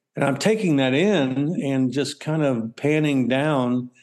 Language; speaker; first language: English; native; English